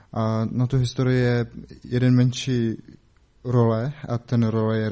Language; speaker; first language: Czech; non-native, learner; Mongolian